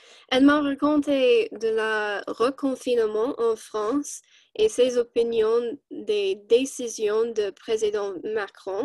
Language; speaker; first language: French; non-native, learner; English